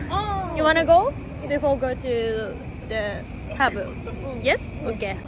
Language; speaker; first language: English; non-native, learner; Japanese